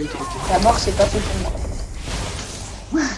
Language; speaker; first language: French; native; French